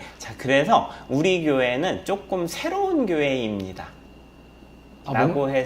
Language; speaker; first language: Korean; native; Korean